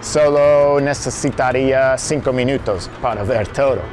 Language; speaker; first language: Spanish; non-native, fluent; English